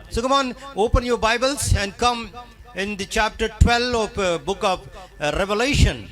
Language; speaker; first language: English; non-native, local second language; Hindi